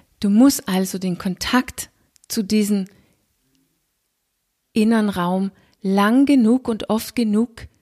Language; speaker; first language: German; non-native, fluent; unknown